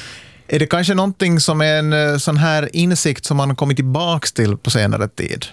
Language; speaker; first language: Swedish; native; Swedish